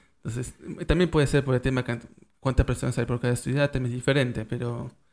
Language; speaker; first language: Spanish; early bilingual, heritage; Spanish